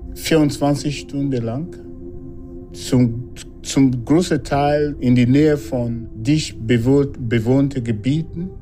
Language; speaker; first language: German; non-native, fluent; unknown